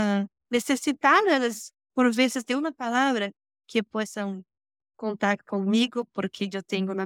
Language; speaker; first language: Spanish; non-native, learner; Portuguese